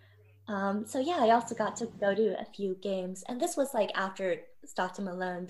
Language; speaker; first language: English; native; English